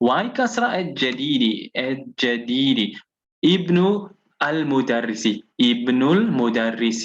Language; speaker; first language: Arabic; non-native, fluent; English